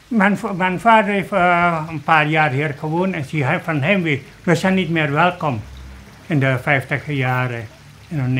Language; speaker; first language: Dutch; early bilingual, other home language; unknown